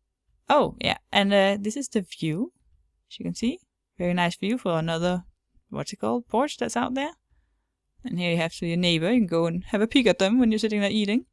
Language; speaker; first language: English; non-native, fluent; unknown